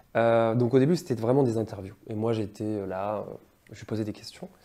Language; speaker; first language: French; native; French